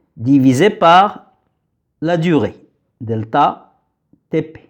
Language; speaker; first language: French; non-native, local second language; Arabic